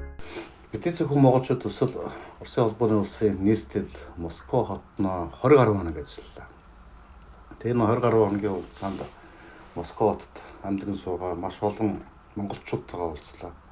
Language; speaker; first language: Mongolian; native; Mongolian